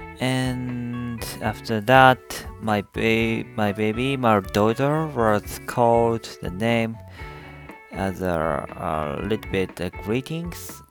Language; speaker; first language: English; non-native, learner; Japanese